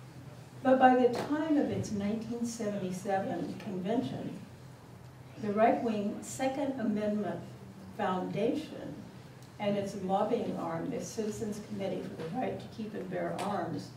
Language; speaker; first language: English; native; English